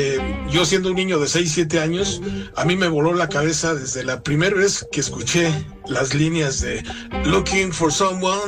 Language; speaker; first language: Spanish; native; Spanish